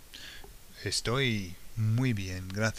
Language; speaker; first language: Spanish; non-native, fluent; English